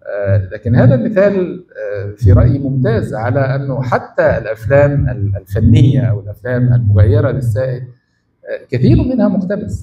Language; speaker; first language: Arabic; native; Arabic